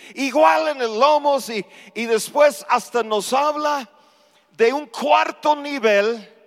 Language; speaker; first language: Spanish; non-native, fluent; English